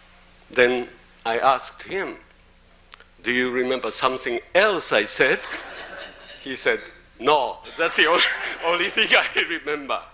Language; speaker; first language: English; non-native, fluent; Japanese